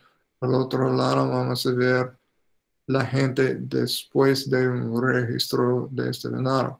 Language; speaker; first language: Spanish; non-native, fluent; English